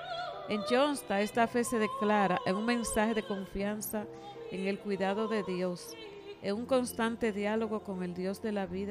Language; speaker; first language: Spanish; native; Spanish